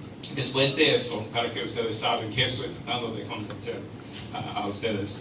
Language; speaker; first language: Spanish; non-native, fluent; English